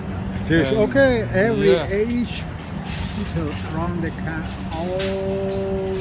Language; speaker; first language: English; non-native, learner; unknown